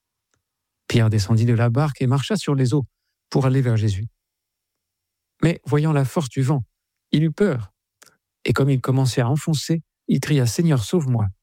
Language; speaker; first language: French; native; French